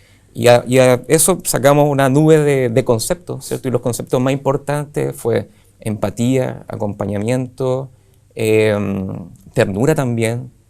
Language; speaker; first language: Spanish; native; Spanish